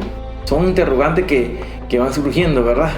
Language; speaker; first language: Spanish; native; Spanish